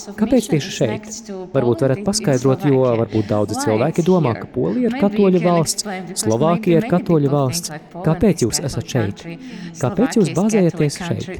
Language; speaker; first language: Latvian; native; Latvian